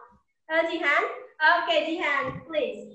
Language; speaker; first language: English; non-native, learner; Indonesian